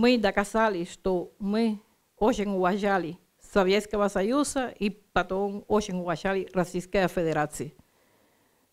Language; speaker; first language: Russian; non-native, learner; Spanish